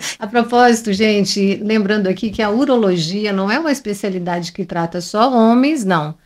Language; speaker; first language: Portuguese; native; Portuguese